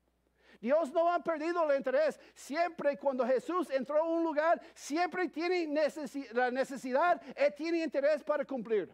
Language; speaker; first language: Spanish; non-native, fluent; English